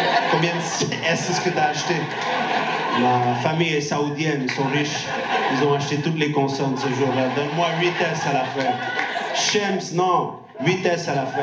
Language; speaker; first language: French; non-native, local second language; Punjabi